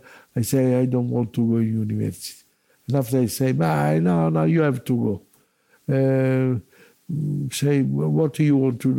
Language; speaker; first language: English; non-native, learner; Italian